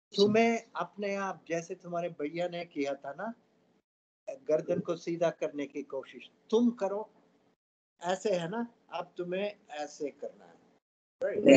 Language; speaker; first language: Hindi; non-native, local second language; Tamil